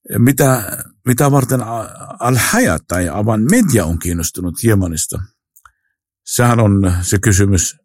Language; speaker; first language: Finnish; non-native, fluent; Arabic